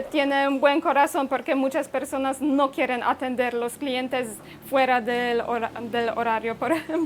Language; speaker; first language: Spanish; non-native, fluent; Polish